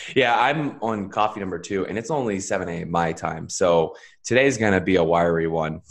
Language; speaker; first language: English; native; English